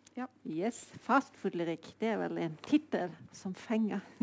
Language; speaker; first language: Norwegian; non-native, fluent; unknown